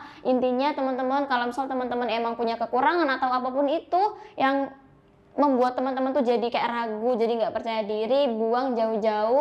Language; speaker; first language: Indonesian; native; Indonesian